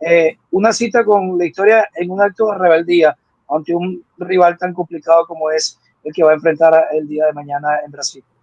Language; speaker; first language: Spanish; native; Spanish